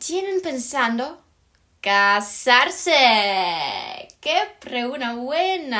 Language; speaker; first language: Spanish; non-native, fluent; Ukrainian